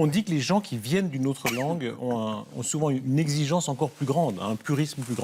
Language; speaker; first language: French; native; French